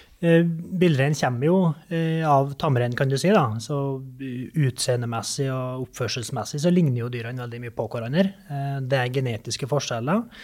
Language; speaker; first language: Norwegian; native; Norwegian